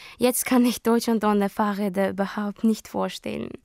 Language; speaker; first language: German; non-native, learner; Azerbaijani